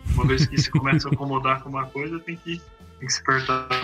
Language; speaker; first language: Portuguese; non-native, fluent; English